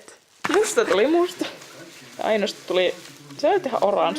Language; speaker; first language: Finnish; native; Finnish